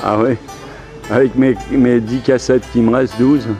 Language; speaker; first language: French; native; French